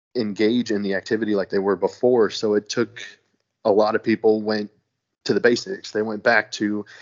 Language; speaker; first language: English; native; English